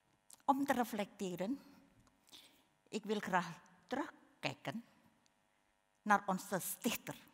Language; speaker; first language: Dutch; non-native, learner; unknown